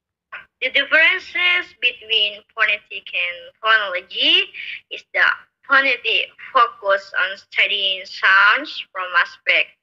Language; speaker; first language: English; non-native, learner; Indonesian